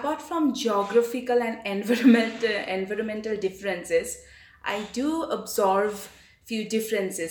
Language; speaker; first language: English; non-native, local second language; Bangla